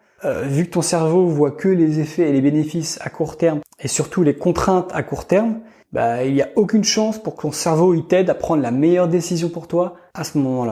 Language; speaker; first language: French; native; French